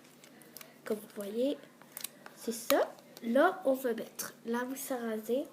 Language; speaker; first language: French; native; French